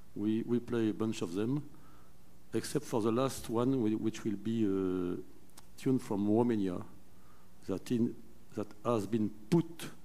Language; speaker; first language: English; non-native, fluent; French